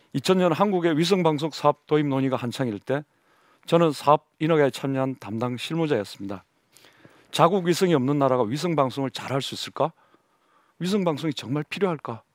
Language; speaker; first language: Korean; native; Korean